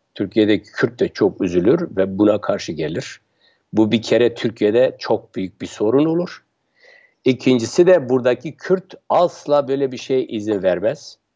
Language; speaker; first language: Turkish; non-native, local second language; Kurdish